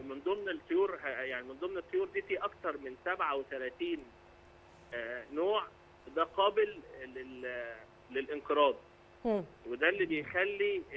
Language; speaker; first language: Egyptian Arabic; native; Egyptian Arabic